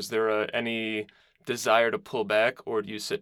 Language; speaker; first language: English; native; English